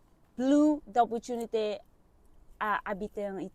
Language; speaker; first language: French; non-native, learner; Vietnamese